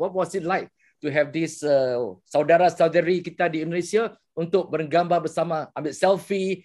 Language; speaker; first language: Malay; non-native, local second language; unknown